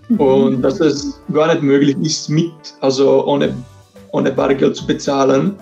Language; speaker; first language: German; non-native, fluent; Czech